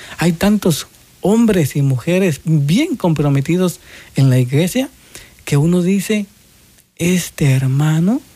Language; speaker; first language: Spanish; native; Spanish